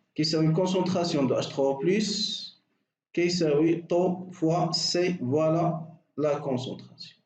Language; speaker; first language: French; non-native, local second language; Arabic